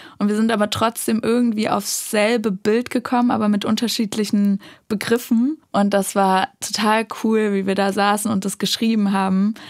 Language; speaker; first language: German; native; German